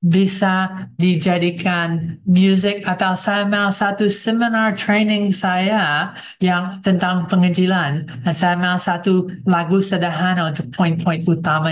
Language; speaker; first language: Indonesian; non-native, fluent; English